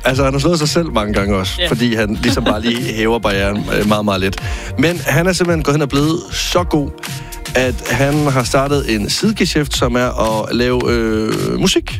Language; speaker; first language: Danish; native; Danish